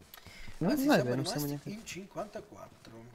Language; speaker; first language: Italian; native; Italian